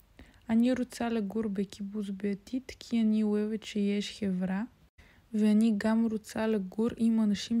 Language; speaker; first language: Hebrew; non-native, learner; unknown